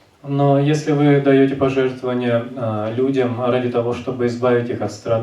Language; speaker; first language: Russian; native; Russian